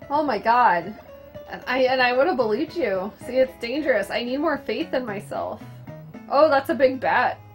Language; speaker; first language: English; native; English